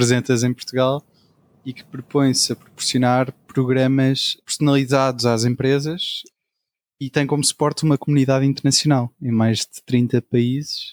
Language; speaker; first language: Portuguese; native; Portuguese